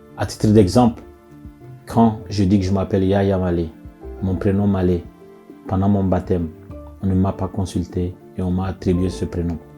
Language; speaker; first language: French; non-native, local second language; Bambara